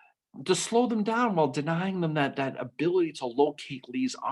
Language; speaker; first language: English; native; English